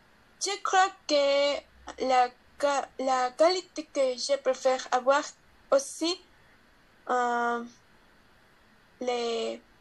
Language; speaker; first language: French; non-native, learner; Spanish